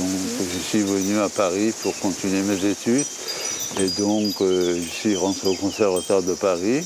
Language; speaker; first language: French; non-native, fluent; Persian